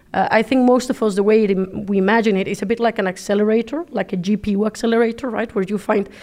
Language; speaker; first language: English; non-native, fluent; Spanish